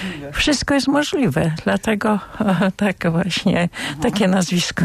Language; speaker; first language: Polish; non-native, local second language; Ukrainian